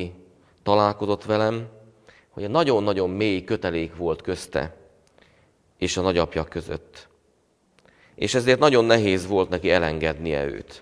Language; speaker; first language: Hungarian; native; Hungarian